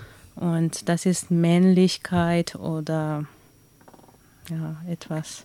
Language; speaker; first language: German; non-native, learner; Persian